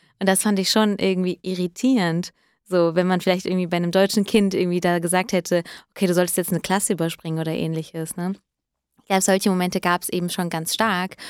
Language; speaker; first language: German; early bilingual, other home language; Italian